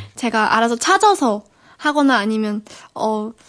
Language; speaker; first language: Korean; early bilingual, heritage; English